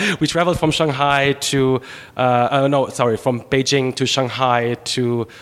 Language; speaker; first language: English; non-native, fluent; German